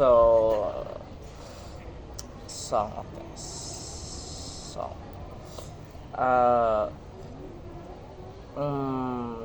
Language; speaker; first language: English; non-native, learner; Indonesian